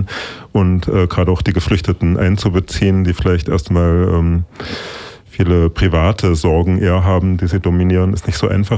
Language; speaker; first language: German; native; German